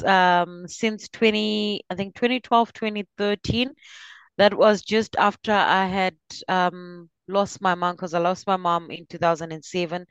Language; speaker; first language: English; non-native, local second language; Shona